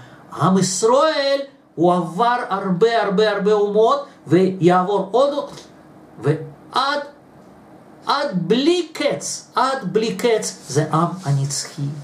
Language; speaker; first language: Hebrew; non-native, fluent; Russian